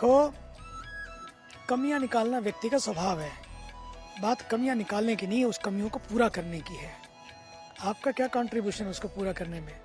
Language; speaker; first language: Hindi; native; Hindi